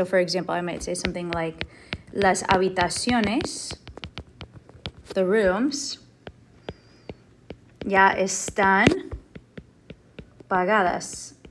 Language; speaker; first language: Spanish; non-native, fluent; English